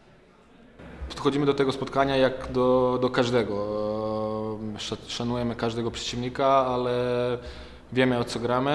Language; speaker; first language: Polish; non-native, fluent; Croatian